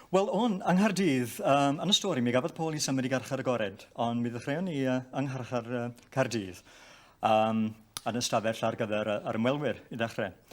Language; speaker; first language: Welsh; non-native, local second language; English